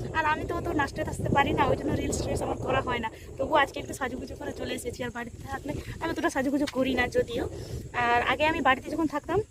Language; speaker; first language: Bangla; non-native, local second language; Santali